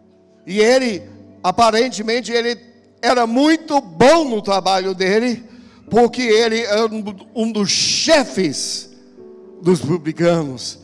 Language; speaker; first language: Portuguese; non-native, fluent; English